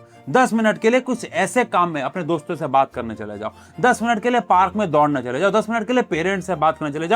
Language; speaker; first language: Hindi; native; Hindi